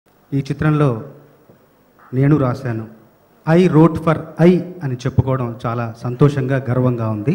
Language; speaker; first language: Telugu; native; Telugu